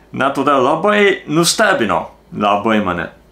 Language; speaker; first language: Lithuanian; non-native, learner; Japanese